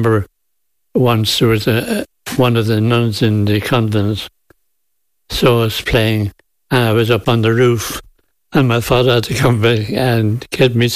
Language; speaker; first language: English; native; English